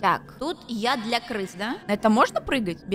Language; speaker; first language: Russian; native; Russian